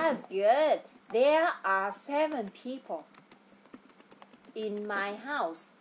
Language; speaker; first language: English; non-native, fluent; Vietnamese